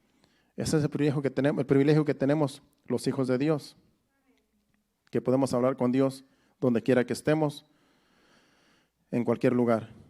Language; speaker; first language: Spanish; native; Spanish